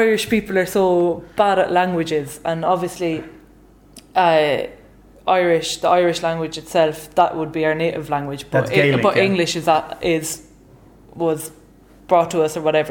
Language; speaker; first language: English; native; English